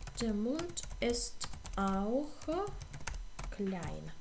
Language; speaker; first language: German; non-native, fluent; Ukrainian